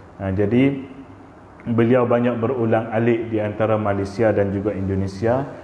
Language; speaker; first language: Malay; native; Malay